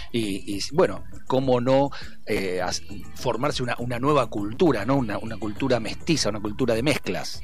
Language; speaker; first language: Spanish; native; Spanish